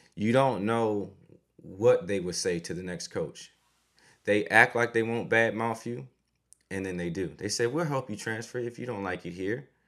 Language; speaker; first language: English; native; English